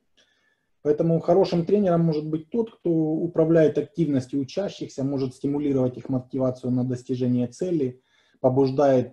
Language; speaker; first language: Russian; native; Russian